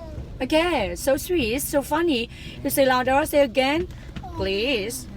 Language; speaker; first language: English; non-native, learner; Vietnamese